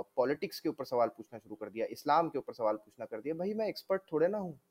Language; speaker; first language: Hindi; native; Hindi